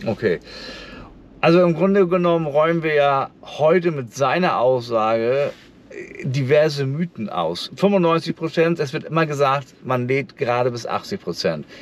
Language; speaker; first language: German; native; German